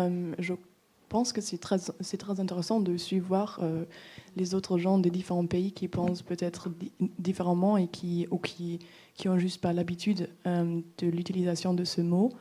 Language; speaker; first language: French; non-native, fluent; English